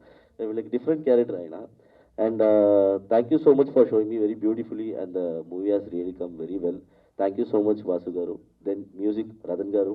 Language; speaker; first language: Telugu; non-native, learner; Tamil